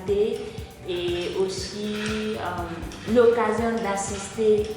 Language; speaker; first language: French; non-native, fluent; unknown